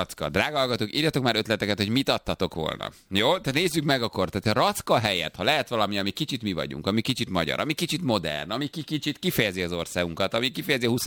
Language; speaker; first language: Hungarian; native; Hungarian